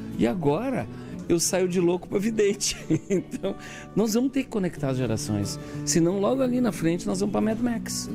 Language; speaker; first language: Portuguese; native; Portuguese